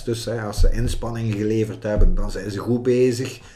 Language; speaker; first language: Dutch; native; Dutch